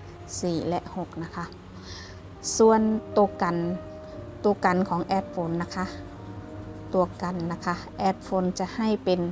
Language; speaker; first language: Thai; non-native, local second language; Northeastern Thai